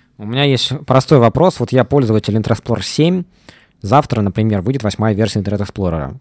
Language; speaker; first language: Russian; native; Russian